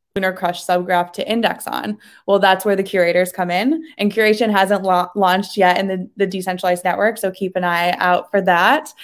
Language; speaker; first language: English; native; English